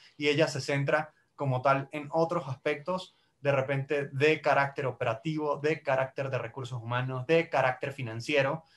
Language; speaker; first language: Spanish; native; Spanish